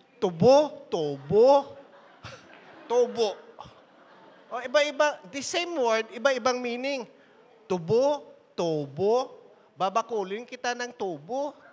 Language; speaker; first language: Filipino; non-native, local second language; Hiligaynon